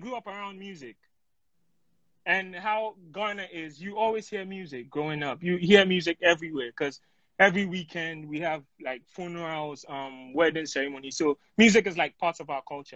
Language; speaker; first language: English; non-native, local second language; Akan